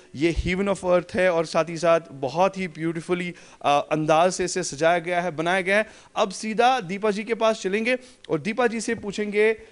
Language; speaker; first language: Hindi; non-native, local second language; Kashmiri